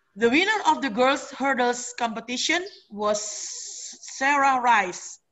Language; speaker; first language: English; non-native, fluent; Indonesian